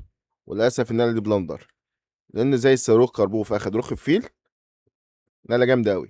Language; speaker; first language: Arabic; native; Arabic